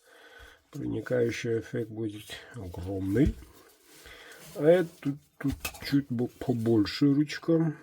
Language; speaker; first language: Russian; non-native, local second language; Yakut